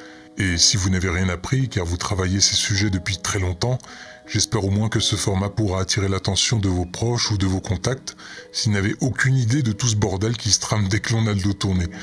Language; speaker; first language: French; native; French